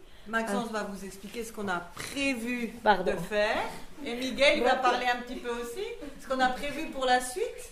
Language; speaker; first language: French; native; French